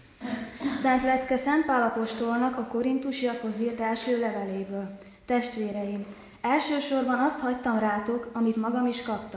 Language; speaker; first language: Hungarian; native; Hungarian